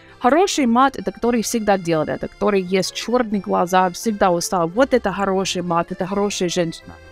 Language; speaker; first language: Russian; non-native, learner; English